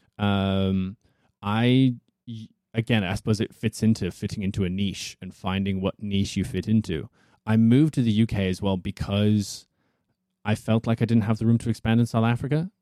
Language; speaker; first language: English; native; English